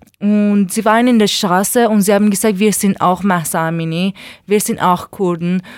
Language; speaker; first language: German; non-native, learner; Persian